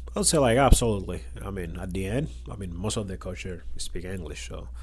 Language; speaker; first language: English; non-native, learner; Spanish